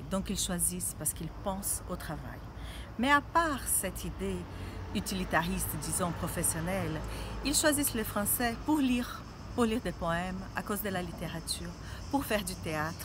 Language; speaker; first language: French; non-native, fluent; Portuguese